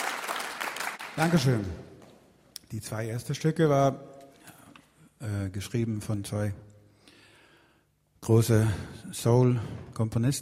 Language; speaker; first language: German; non-native, fluent; Swedish